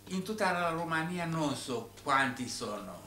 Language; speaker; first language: Italian; non-native, fluent; Romanian